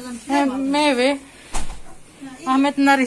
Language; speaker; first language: Turkish; non-native, learner; Indonesian